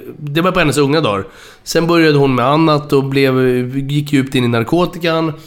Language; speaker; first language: Swedish; native; Swedish